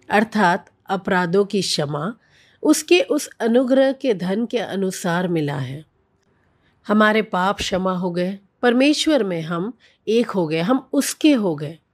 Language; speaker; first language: Hindi; non-native, local second language; Telugu